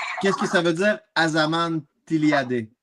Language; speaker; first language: French; native; French